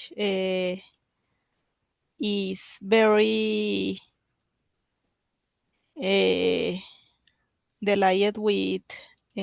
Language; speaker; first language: English; non-native, learner; Spanish